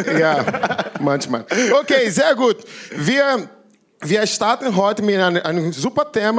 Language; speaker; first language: German; non-native, learner; Portuguese